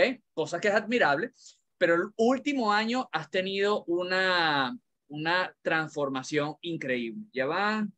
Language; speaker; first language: Spanish; native; Spanish